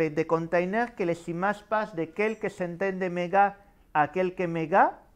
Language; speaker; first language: French; non-native, fluent; Spanish